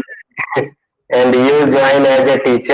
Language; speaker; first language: English; non-native, learner; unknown